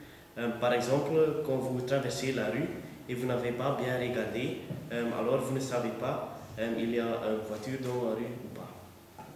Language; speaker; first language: French; non-native, learner; Dutch